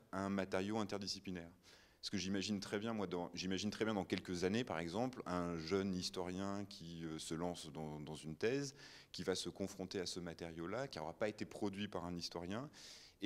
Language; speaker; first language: French; native; French